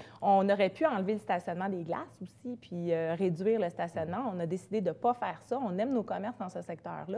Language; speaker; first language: French; native; French